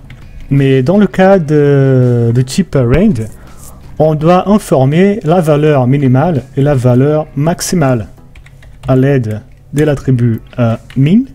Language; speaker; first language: French; non-native, fluent; Portuguese